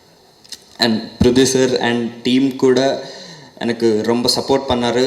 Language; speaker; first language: Tamil; non-native, learner; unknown